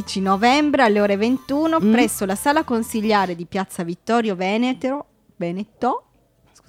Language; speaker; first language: Italian; native; Italian